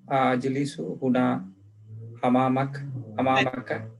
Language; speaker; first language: Arabic; non-native, learner; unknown